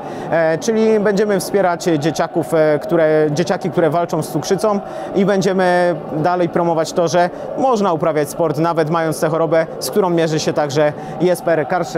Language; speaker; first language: Polish; native; Polish